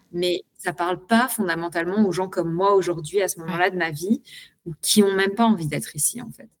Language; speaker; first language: French; native; French